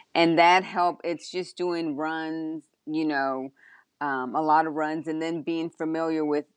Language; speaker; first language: English; early bilingual, other home language; Spanish